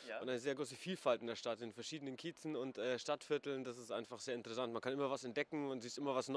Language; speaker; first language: German; native; German